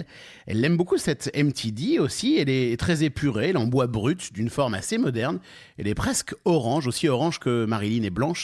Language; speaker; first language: French; native; French